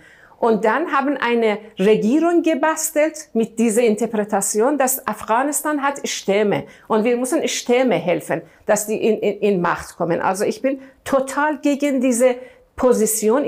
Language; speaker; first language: German; non-native, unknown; Persian